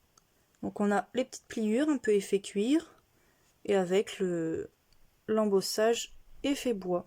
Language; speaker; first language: French; native; French